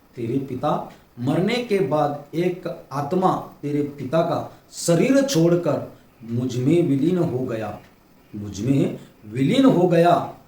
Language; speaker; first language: Hindi; non-native, local second language; Marathi